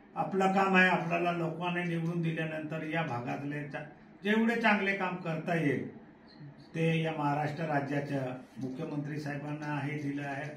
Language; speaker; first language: Marathi; non-native, local second language; Bhili